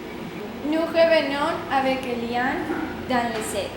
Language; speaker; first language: French; non-native, learner; Spanish